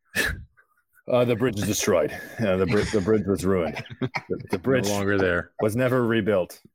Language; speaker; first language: English; early bilingual, other home language; Portuguese